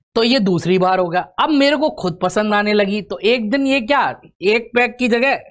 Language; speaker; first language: Hindi; native; Hindi